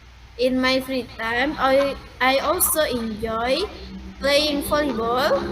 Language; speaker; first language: English; non-native, learner; Indonesian